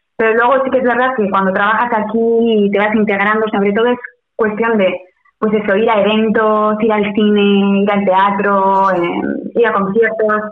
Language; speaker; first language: Spanish; non-native, local second language; Basque